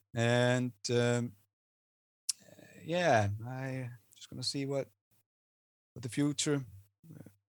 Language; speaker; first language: English; non-native, fluent; Icelandic